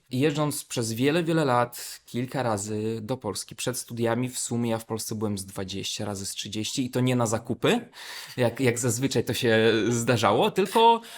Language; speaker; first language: Polish; non-native, fluent; Belarusian